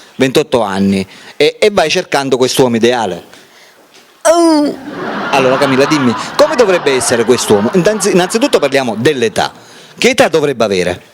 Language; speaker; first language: Italian; native; Italian